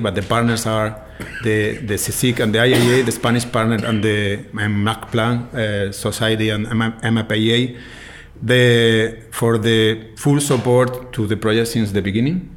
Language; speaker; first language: English; non-native, fluent; Spanish